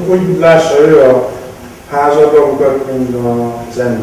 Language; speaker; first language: Hungarian; non-native, local second language; Romanian